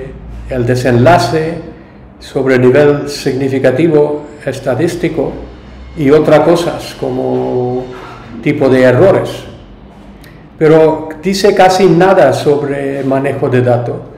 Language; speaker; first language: Spanish; non-native, learner; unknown